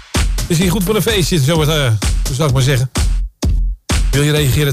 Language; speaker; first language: Dutch; native; Dutch